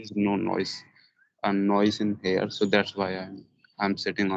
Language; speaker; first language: English; non-native, learner; Hindi